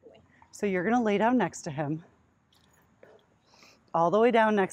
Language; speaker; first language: English; native; English